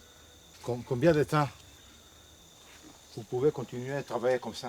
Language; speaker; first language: French; non-native, learner; Hebrew